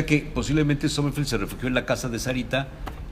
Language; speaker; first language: Spanish; native; Spanish